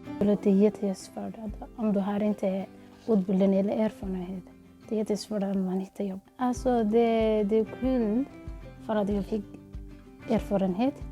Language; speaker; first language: Swedish; early bilingual, other home language; Somali